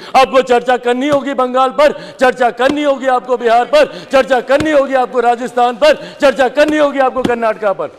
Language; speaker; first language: Hindi; native; Hindi